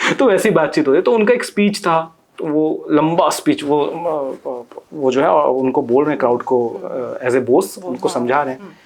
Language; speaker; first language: Hindi; non-native, local second language; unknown